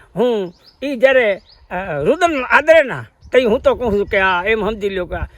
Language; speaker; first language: Gujarati; native; Gujarati